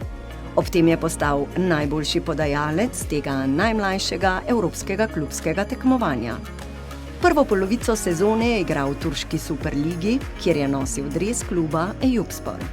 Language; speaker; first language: Slovenian; native; Slovenian